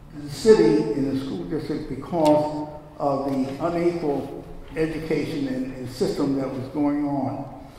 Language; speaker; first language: English; native; English